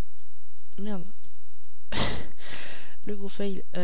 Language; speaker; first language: French; native; French